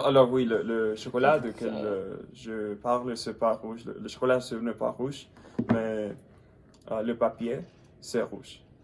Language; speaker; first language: French; non-native, learner; English